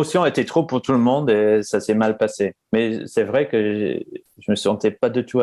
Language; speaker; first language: French; non-native, fluent; English